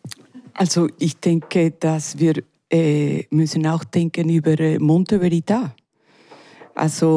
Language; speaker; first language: German; non-native, learner; Spanish